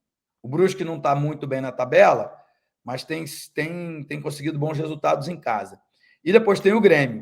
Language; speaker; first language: Portuguese; native; Portuguese